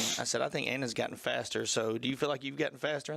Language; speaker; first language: English; native; English